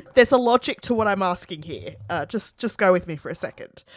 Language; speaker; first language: English; native; English